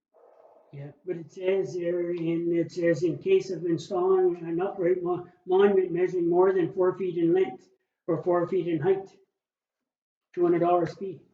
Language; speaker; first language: English; native; English